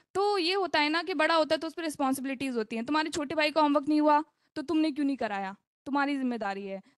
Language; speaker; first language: Hindi; native; Hindi